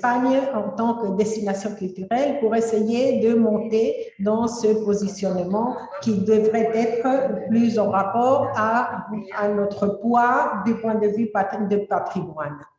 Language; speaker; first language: French; non-native, fluent; Spanish